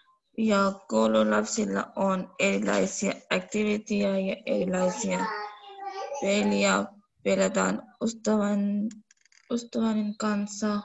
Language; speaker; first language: Finnish; non-native, learner; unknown